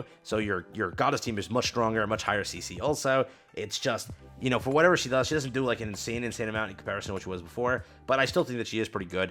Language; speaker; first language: English; native; English